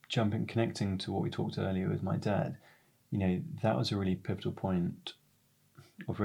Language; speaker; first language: English; native; English